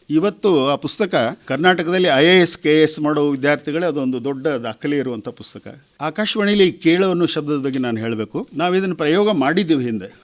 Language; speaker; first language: Kannada; native; Kannada